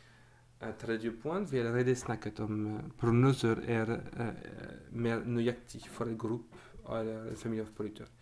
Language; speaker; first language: Norwegian; non-native, fluent; French